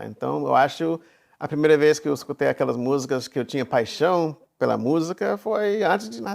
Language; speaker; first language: Portuguese; non-native, fluent; English